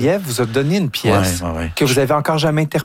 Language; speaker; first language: French; native; French